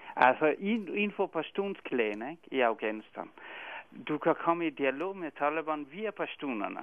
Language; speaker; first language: Danish; non-native, fluent; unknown